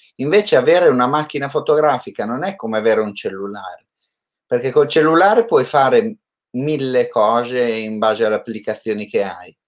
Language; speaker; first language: Italian; native; Italian